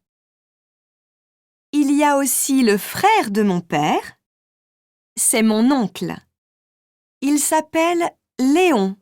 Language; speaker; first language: French; native; French